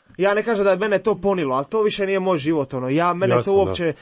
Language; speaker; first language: Croatian; native; Croatian